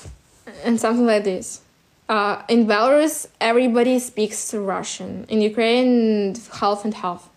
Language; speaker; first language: English; non-native, fluent; Russian